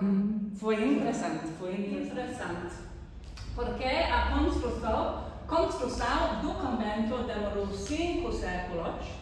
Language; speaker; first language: Portuguese; non-native, learner; English